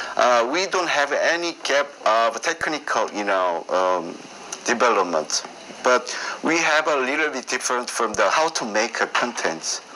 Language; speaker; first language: English; non-native, learner; Korean